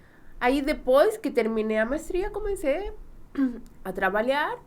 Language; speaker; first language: Portuguese; non-native, fluent; Spanish